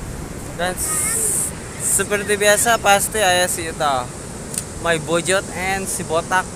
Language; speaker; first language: Indonesian; non-native, local second language; Sundanese